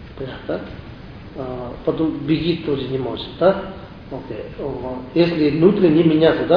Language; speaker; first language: Russian; non-native, learner; Tibetan